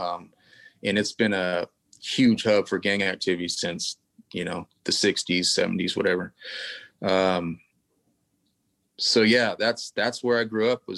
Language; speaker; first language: English; native; English